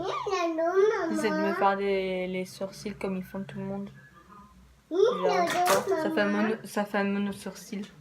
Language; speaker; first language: French; native; French